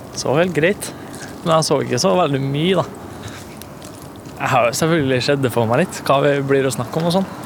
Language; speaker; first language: Norwegian; native; Norwegian